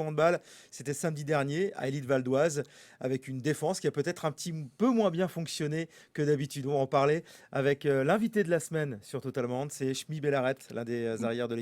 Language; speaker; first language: French; native; French